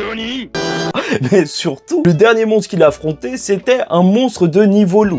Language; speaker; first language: French; native; French